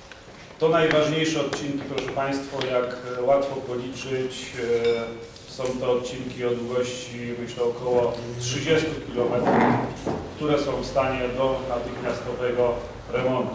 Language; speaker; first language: Polish; native; Polish